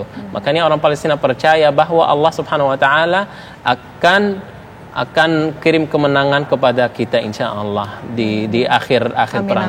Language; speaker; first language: Indonesian; non-native, fluent; Arabic